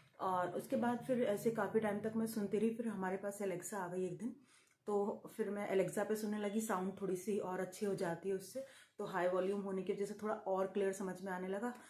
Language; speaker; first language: Hindi; native; Hindi